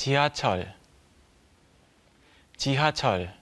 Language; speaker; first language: Korean; non-native, learner; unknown